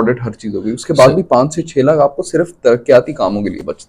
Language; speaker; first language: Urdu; non-native, local second language; Sindhi